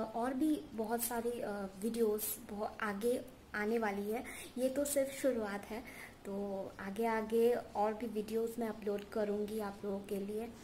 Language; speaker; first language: Hindi; non-native, local second language; Assamese